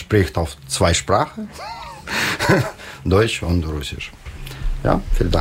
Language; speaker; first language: German; non-native, learner; Russian